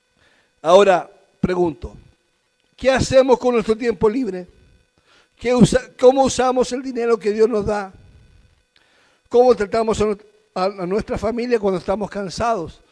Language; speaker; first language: Spanish; native; Spanish